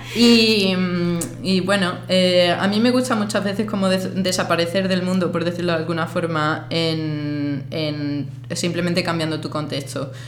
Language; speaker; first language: Spanish; native; Spanish